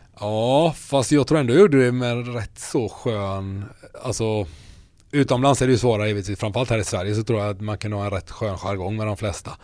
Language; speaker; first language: Swedish; native; Swedish